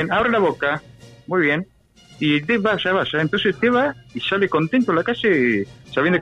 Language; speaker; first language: Spanish; native; Spanish